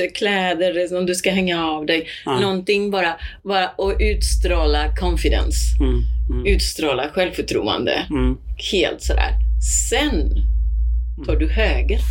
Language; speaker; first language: Swedish; non-native, fluent; Spanish